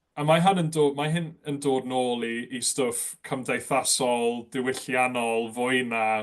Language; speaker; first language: Welsh; non-native, local second language; English